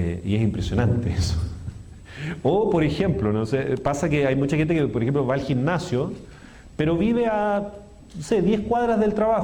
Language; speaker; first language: Spanish; native; Spanish